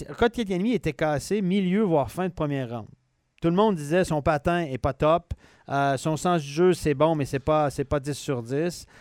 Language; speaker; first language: French; native; French